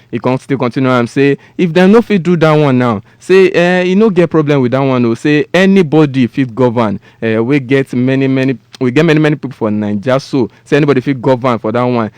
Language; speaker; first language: Nigerian Pidgin; non-native, local second language; Yoruba